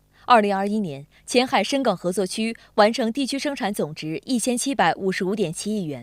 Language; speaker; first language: Chinese; native; Chinese